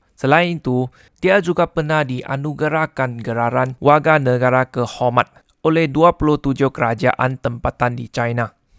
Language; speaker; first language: Malay; non-native, local second language; Chinese